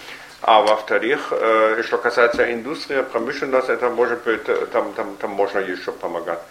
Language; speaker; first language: Russian; non-native, fluent; German